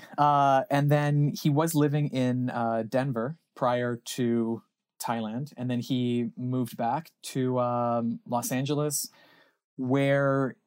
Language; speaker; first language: English; native; English